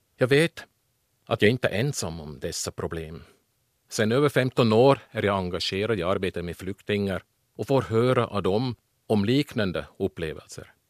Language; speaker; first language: Swedish; non-native, fluent; German